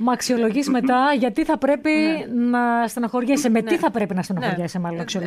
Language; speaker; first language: Greek; native; Greek